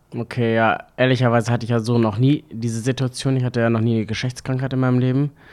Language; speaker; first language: German; native; German